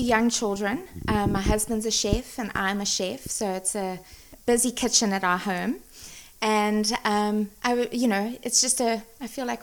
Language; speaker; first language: English; native; English